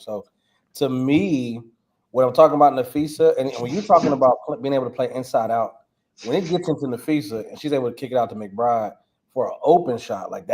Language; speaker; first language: English; native; English